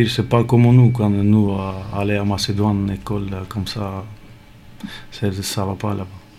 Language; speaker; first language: French; non-native, learner; Romany